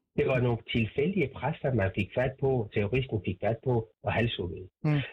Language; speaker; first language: Danish; non-native, fluent; Persian